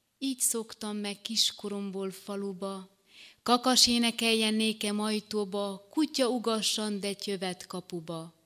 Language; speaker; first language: Hungarian; native; Hungarian